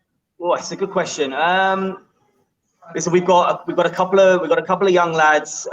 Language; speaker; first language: English; native; English